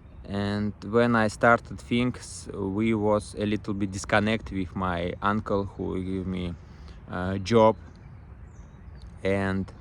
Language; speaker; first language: English; non-native, learner; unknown